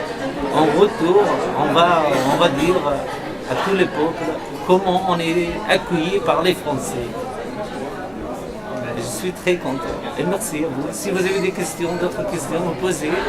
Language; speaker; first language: French; non-native, fluent; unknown